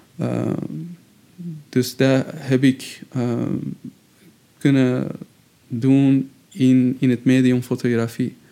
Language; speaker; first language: Dutch; non-native, fluent; Persian